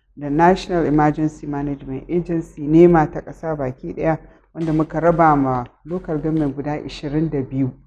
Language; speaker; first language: Hausa; native; Hausa